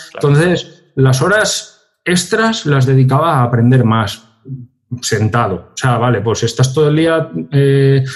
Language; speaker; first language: Spanish; native; Spanish